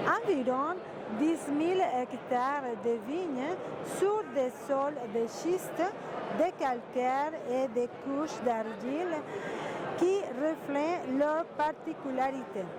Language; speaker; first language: French; non-native, fluent; Spanish